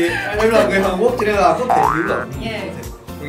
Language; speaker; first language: Vietnamese; non-native, fluent; Korean